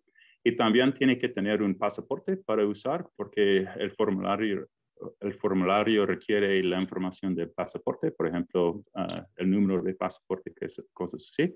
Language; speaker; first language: Spanish; non-native, fluent; English